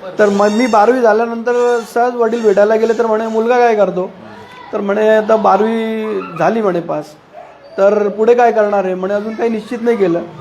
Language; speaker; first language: Marathi; non-native, local second language; Urdu